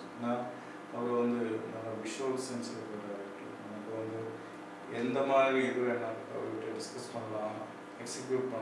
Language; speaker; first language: Tamil; non-native, local second language; Malayalam